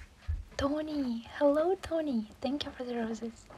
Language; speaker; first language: English; non-native, learner; Ukrainian